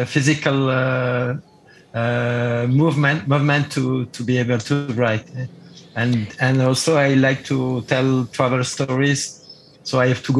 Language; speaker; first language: English; non-native, fluent; French